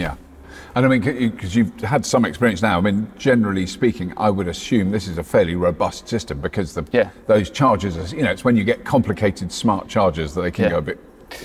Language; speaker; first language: English; native; English